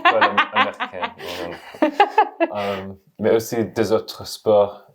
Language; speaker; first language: French; non-native, learner; English